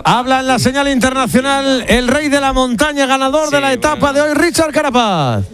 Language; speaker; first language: Spanish; native; Spanish